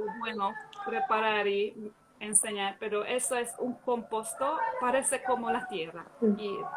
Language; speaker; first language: Spanish; non-native, fluent; Hungarian